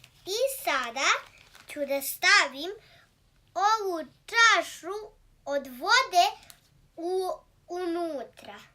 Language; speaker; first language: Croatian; early bilingual, heritage; Croatian